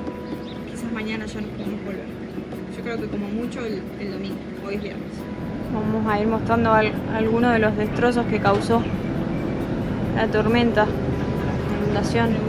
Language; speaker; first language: Spanish; native; Spanish